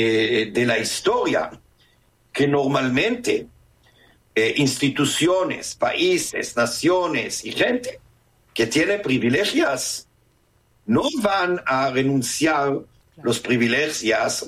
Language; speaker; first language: Spanish; non-native, fluent; Hebrew